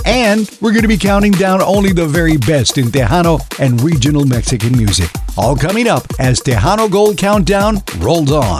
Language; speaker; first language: English; early bilingual, other home language; Spanish